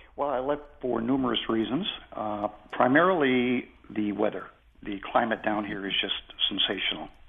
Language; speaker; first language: English; native; English